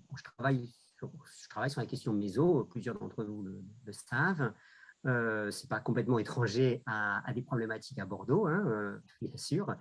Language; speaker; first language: French; native; French